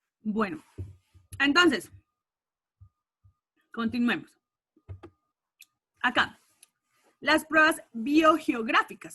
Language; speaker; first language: Spanish; native; Spanish